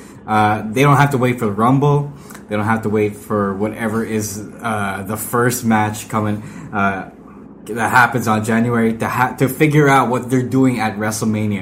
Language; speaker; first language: English; non-native, local second language; Filipino